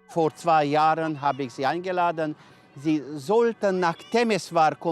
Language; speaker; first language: German; non-native, fluent; Romanian